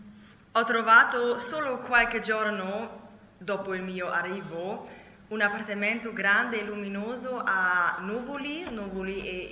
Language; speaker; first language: Italian; non-native, learner; German